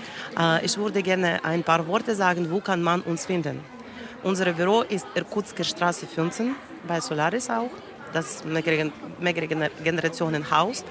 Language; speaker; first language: German; non-native, learner; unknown